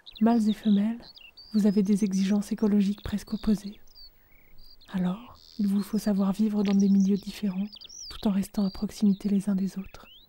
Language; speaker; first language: French; native; French